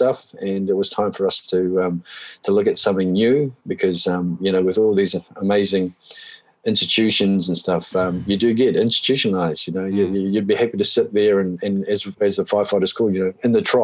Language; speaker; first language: English; native; English